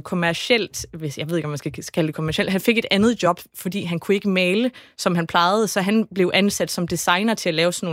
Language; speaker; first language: Danish; native; Danish